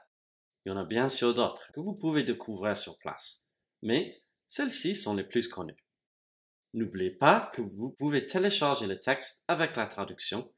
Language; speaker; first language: French; non-native, fluent; English